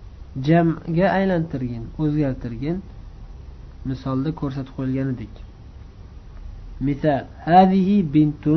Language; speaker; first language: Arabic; non-native, fluent; Uzbek